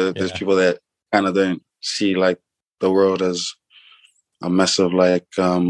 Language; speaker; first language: English; non-native, local second language; Samoan